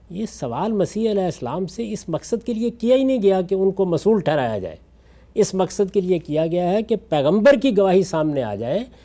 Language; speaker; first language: Urdu; non-native, local second language; Punjabi